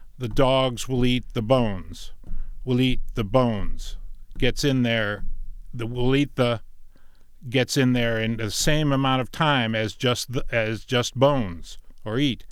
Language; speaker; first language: English; native; English